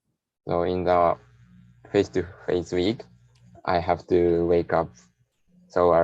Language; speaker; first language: English; non-native, learner; Japanese